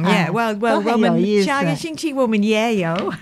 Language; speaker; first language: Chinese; non-native, learner; English